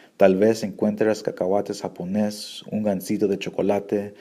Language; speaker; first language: Spanish; early bilingual, heritage; Spanish